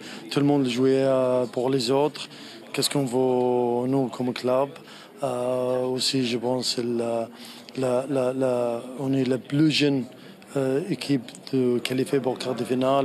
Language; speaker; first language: French; non-native, learner; Arabic